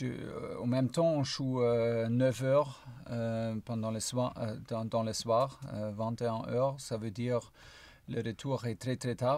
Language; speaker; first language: French; non-native, fluent; German